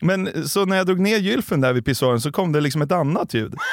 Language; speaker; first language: Swedish; native; Swedish